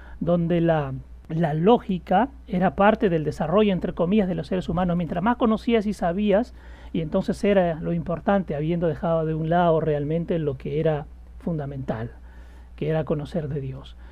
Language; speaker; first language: Spanish; native; Spanish